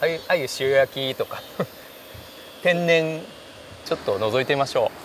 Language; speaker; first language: Japanese; native; Japanese